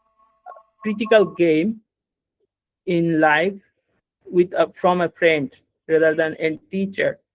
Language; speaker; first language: English; non-native, learner; Bangla